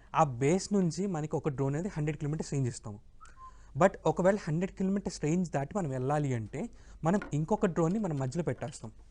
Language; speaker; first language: Telugu; native; Telugu